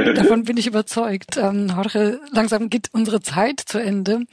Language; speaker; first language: German; early bilingual, other home language; Romanian